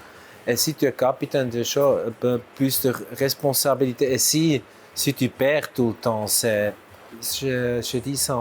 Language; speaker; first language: French; non-native, local second language; German